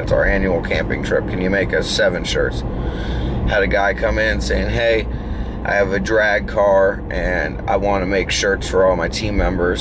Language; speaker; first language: English; native; English